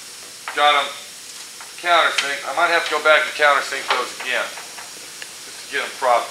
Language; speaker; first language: English; native; English